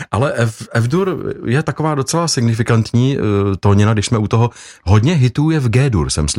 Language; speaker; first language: Czech; native; Czech